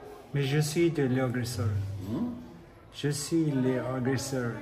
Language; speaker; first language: French; non-native, learner; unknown